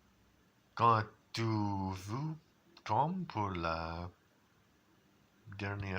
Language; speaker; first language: French; non-native, learner; English